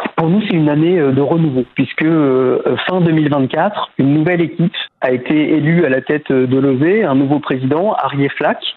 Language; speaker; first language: French; native; French